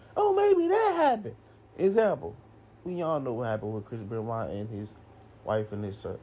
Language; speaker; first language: English; native; English